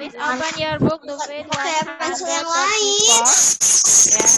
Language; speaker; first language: English; non-native, learner; Indonesian